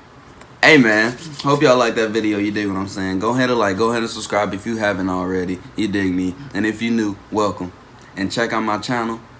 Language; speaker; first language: English; native; English